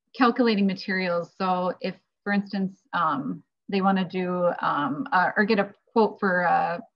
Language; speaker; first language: English; native; English